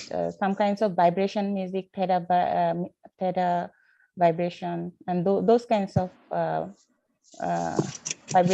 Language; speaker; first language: English; non-native, learner; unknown